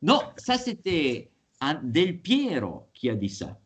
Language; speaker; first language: French; non-native, fluent; Italian